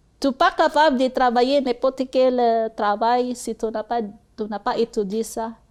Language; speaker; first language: French; non-native, learner; Cebuano